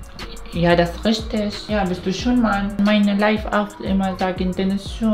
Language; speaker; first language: German; non-native, learner; Arabic